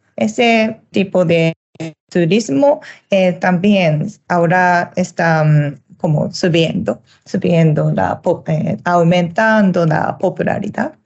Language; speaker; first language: Spanish; non-native, learner; Japanese